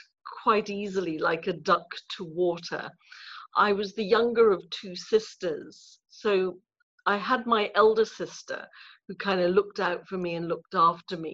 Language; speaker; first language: English; native; English